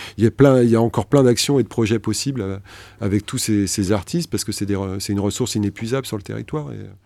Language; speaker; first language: French; native; French